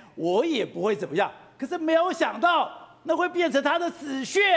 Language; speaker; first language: Chinese; native; Chinese